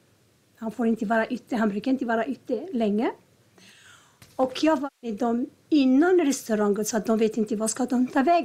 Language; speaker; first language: Swedish; non-native, learner; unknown